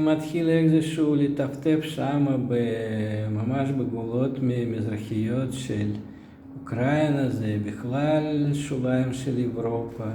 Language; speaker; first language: Hebrew; non-native, fluent; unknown